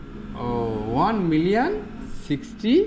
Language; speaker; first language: English; non-native, learner; Bangla